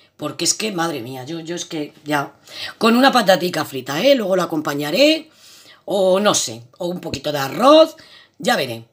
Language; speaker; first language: Spanish; native; Spanish